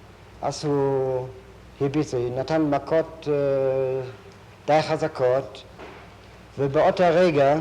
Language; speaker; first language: Hebrew; non-native, fluent; German